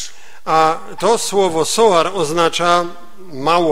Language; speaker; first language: Polish; native; Polish